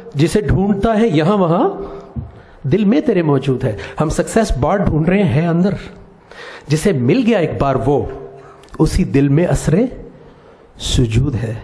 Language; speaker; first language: Urdu; native; Urdu